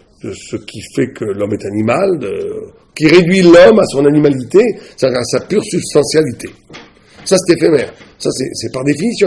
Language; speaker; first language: French; native; French